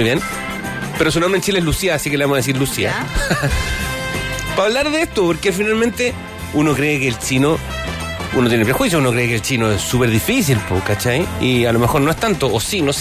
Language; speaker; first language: Spanish; native; Spanish